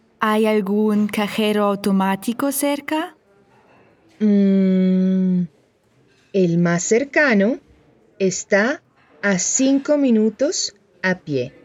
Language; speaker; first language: Spanish; non-native, fluent; German